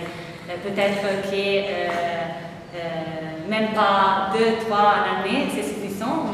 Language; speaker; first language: French; non-native, fluent; Italian